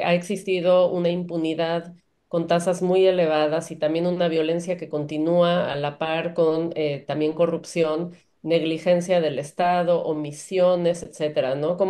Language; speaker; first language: Spanish; native; Spanish